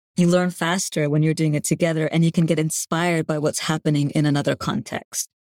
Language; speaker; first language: English; non-native, fluent; Gujarati